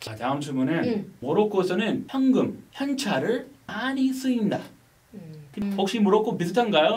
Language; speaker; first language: Korean; non-native, fluent; English